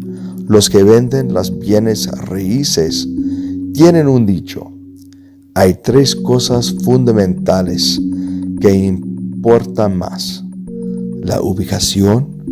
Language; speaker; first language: Spanish; non-native, fluent; English